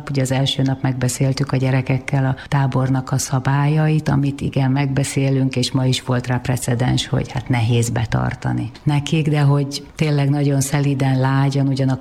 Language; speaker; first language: Hungarian; native; Hungarian